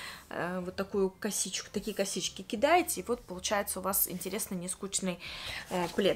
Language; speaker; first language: Russian; native; Russian